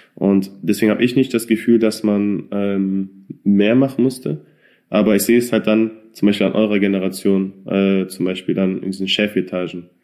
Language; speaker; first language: German; native; German